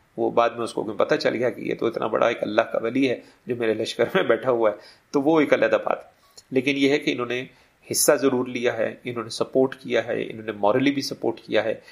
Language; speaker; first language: Urdu; native; Urdu